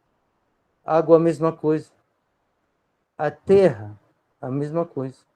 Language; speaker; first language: Portuguese; non-native, fluent; Arabic